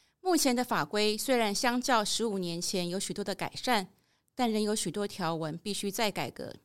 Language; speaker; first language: Chinese; native; Chinese